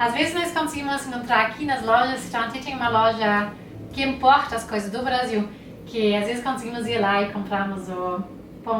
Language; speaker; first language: Portuguese; non-native, fluent; German